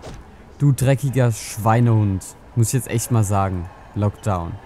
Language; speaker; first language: German; native; German